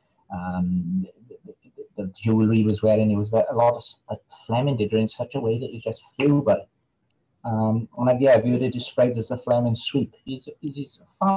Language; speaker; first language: English; native; English